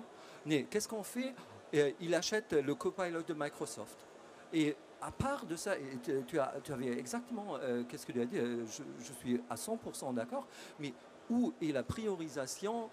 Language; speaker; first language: French; non-native, fluent; German